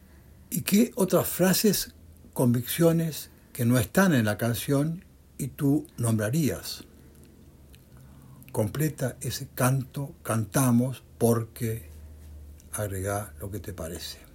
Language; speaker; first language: Spanish; native; Spanish